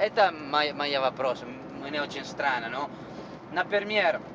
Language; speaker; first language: Russian; non-native, learner; Italian